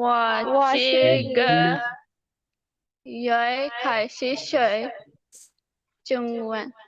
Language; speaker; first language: Chinese; non-native, learner; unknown